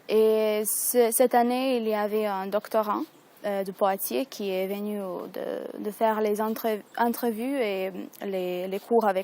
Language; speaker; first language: French; non-native, learner; Serbian